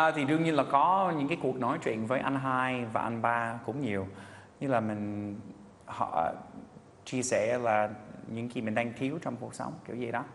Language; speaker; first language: Vietnamese; non-native, fluent; English